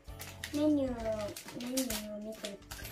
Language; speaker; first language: Japanese; early bilingual, other home language; Indonesian